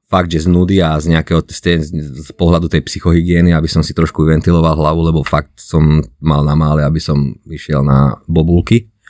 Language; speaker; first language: Slovak; non-native, local second language; Hungarian